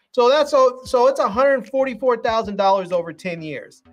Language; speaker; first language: English; native; English